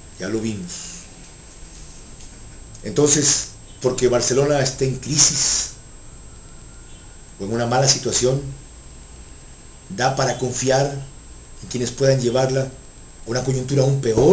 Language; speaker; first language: Spanish; native; Spanish